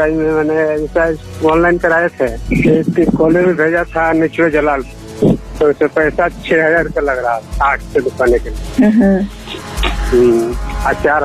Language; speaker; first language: Hindi; native; Hindi